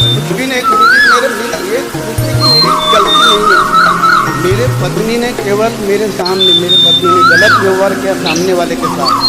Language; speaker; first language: Hindi; native; Hindi